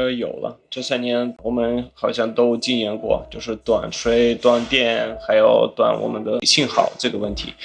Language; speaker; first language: Chinese; non-native, fluent; Ukrainian